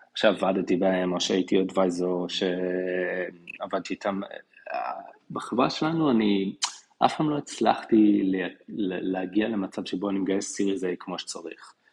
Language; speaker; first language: Hebrew; native; Hebrew